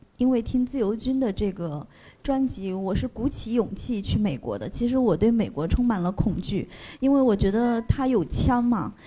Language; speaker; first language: Chinese; native; Chinese